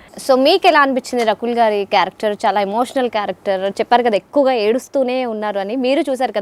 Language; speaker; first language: Telugu; native; Telugu